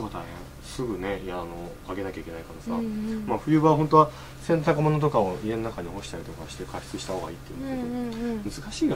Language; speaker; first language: Japanese; native; Japanese